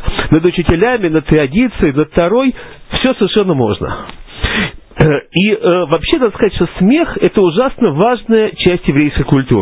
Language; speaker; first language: Russian; native; Russian